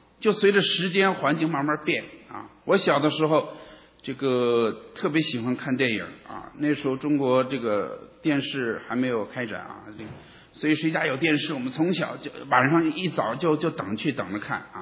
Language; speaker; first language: Chinese; native; Chinese